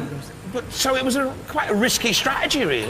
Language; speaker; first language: English; native; English